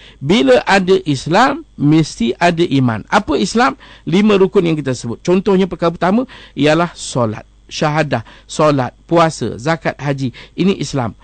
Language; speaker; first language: Malay; native; Malay